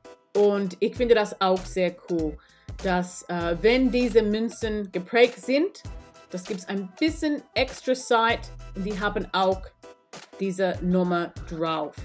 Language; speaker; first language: German; non-native, learner; English